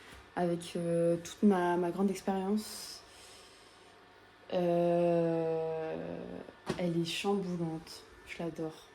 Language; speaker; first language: French; native; French